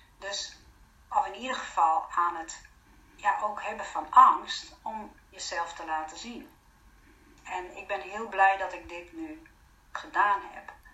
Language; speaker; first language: Dutch; non-native, fluent; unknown